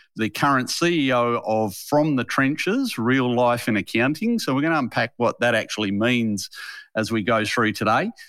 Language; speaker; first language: English; native; English